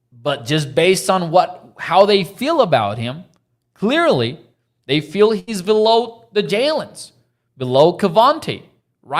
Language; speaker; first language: English; native; English